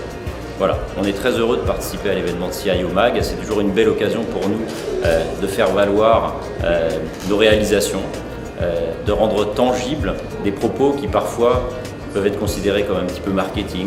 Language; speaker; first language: French; native; French